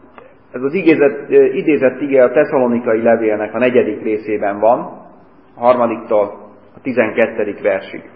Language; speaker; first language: Hungarian; native; Hungarian